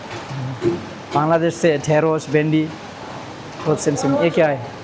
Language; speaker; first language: Hindi; non-native, learner; Bangla